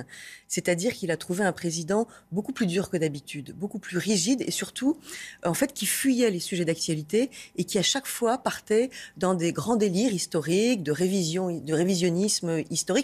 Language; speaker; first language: French; native; French